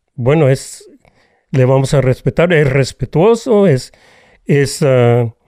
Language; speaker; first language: Spanish; early bilingual, heritage; Spanish